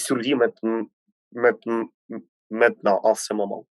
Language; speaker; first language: French; non-native, fluent; Ukrainian